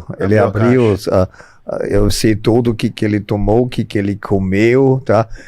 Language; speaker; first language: Portuguese; non-native, fluent; German